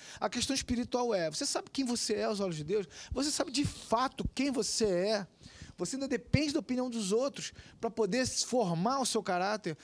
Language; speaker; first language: Portuguese; native; Portuguese